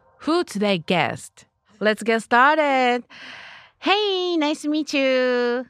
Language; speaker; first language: English; non-native, learner; Japanese